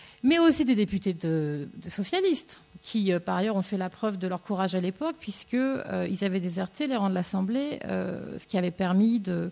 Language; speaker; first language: French; native; French